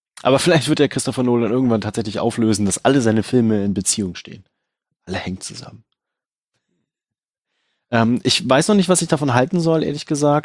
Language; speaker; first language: German; native; German